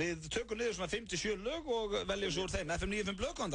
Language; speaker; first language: Icelandic; native; Icelandic